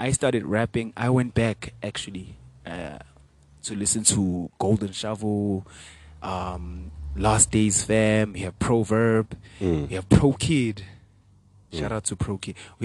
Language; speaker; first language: English; non-native, local second language; Venda